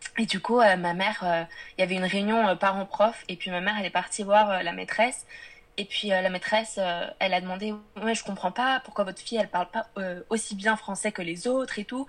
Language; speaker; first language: French; early bilingual, other home language; Polish